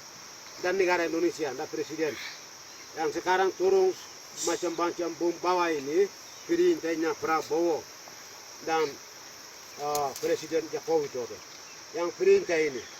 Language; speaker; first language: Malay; non-native, local second language; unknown